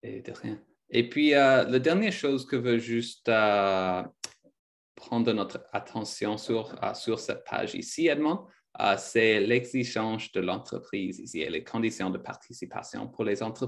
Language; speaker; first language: French; non-native, fluent; English